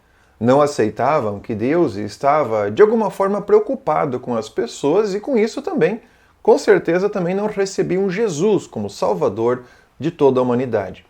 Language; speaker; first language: Portuguese; native; Portuguese